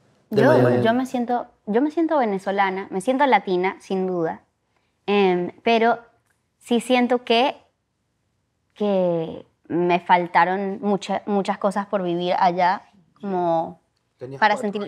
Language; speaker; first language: Spanish; early bilingual, heritage; Spanish